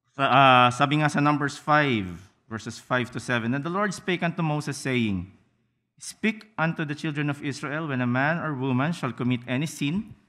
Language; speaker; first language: Filipino; native; Filipino